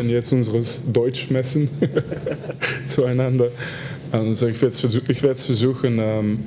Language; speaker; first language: German; non-native, fluent; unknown